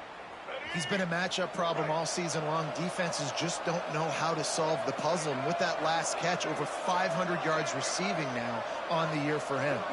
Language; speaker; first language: English; native; English